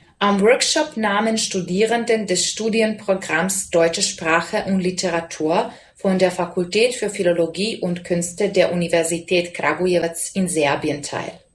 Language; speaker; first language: German; non-native, fluent; Serbian